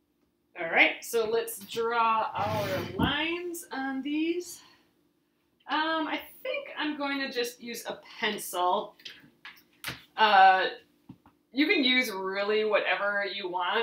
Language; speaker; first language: English; native; English